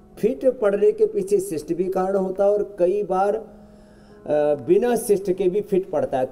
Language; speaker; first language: Hindi; native; Hindi